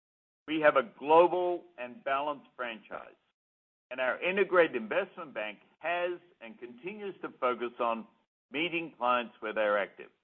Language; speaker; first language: English; native; English